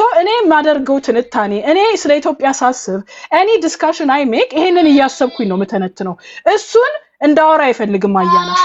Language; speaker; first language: Amharic; native; Amharic